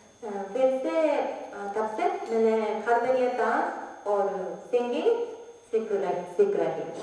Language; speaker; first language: Hindi; non-native, learner; Japanese